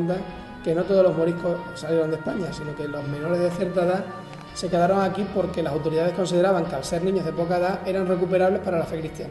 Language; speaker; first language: Spanish; native; Spanish